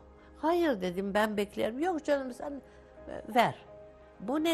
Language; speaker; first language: Turkish; non-native, local second language; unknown